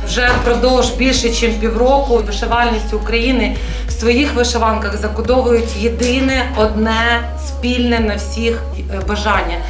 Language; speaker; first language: Ukrainian; native; Ukrainian